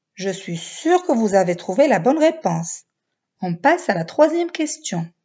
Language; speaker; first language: French; non-native, local second language; Arabic